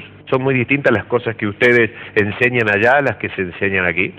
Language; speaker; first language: Spanish; native; Spanish